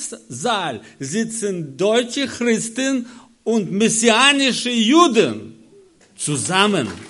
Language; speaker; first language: German; non-native, learner; Russian